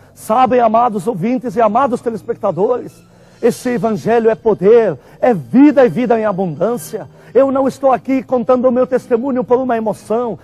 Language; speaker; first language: Portuguese; non-native, fluent; Arabic